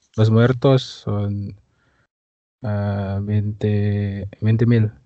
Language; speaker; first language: Spanish; non-native, learner; Indonesian